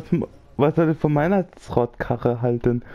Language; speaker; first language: German; native; German